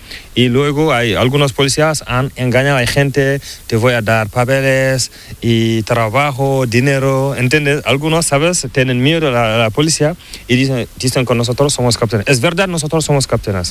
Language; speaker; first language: Spanish; non-native, learner; Fula